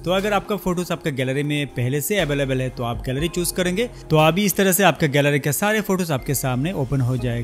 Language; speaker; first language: Hindi; non-native, local second language; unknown